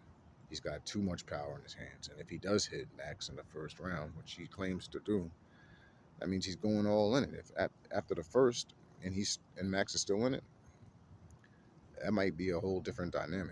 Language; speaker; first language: English; native; English